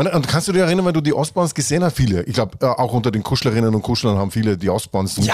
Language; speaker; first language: German; native; German